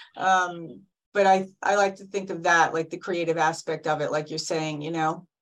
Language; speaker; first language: English; native; English